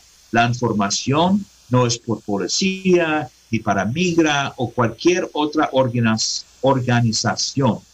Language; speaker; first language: Spanish; non-native, learner; English